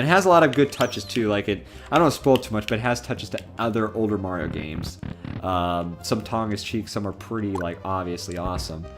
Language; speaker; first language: English; native; English